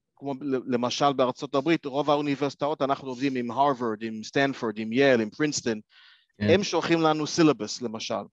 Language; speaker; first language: Hebrew; non-native, fluent; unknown